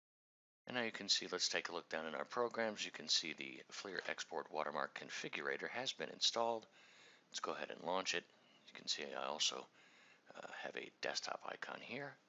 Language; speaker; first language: English; native; English